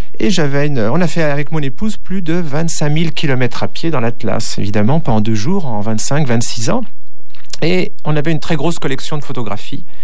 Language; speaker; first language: French; native; French